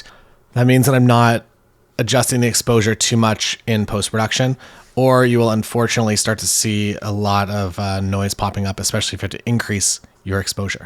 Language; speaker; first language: English; native; English